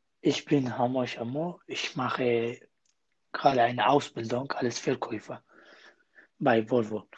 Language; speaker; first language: German; non-native, learner; Kurdish